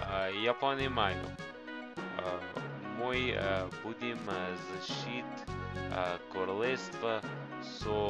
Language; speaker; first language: Russian; non-native, learner; English